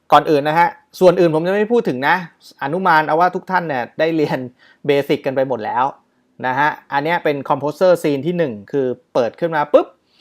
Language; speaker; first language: Thai; native; Thai